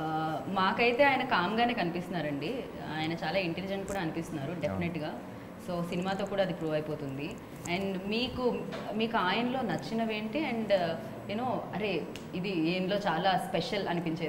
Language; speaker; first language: Telugu; native; Telugu